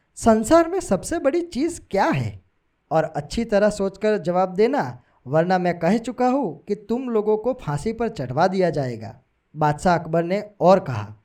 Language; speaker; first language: Hindi; non-native, local second language; Gujarati